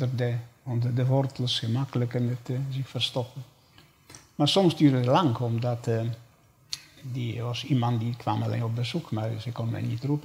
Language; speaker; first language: Dutch; non-native, fluent; Polish